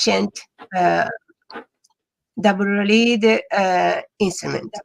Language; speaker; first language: English; non-native, learner; Japanese